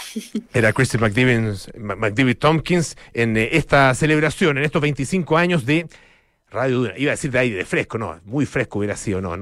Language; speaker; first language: Spanish; native; Spanish